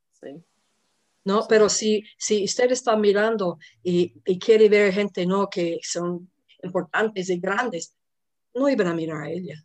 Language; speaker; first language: Spanish; non-native, fluent; English